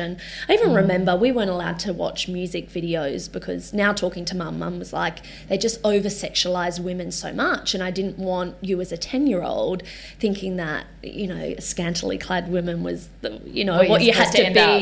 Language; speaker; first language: English; native; English